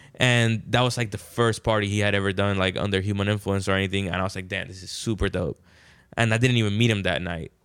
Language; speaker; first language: English; non-native, fluent; Spanish